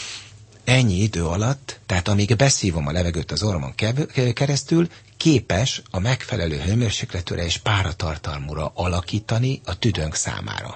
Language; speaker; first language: Hungarian; native; Hungarian